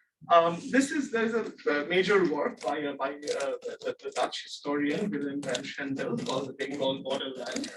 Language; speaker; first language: English; non-native, local second language; Bangla